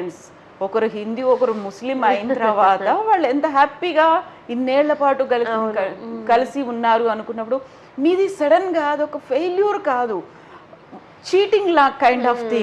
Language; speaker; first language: Telugu; native; Telugu